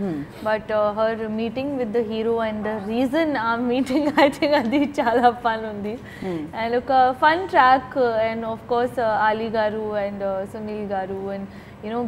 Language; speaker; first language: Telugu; non-native, learner; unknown